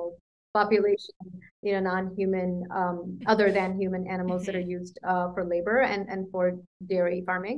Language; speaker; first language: English; non-native, local second language; Punjabi